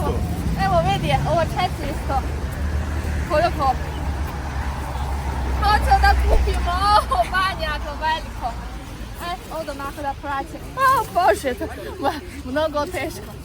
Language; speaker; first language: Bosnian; non-native, learner; Chinese